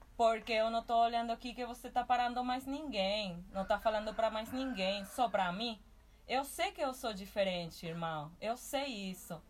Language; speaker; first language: Portuguese; non-native, fluent; Spanish